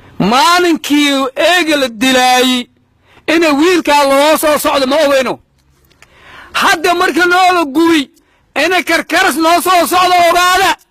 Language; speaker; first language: Somali; native; Somali